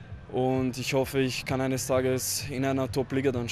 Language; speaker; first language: German; early bilingual, other home language; Croatian